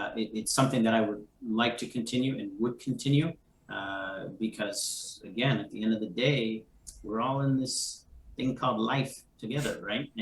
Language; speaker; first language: English; native; English